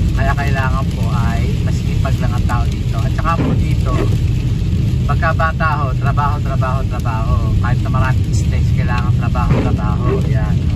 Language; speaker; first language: Filipino; native; Filipino